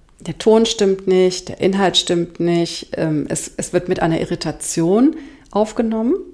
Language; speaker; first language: German; native; German